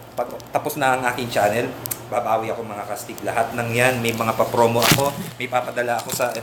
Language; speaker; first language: Filipino; non-native, local second language; Pampanga